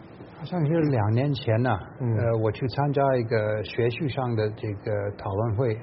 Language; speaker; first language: Chinese; non-native, fluent; English